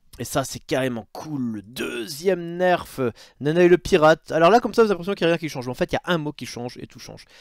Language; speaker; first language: French; native; French